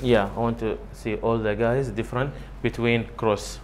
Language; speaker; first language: English; non-native, learner; Arabic